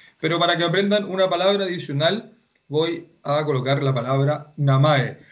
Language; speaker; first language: Spanish; native; Spanish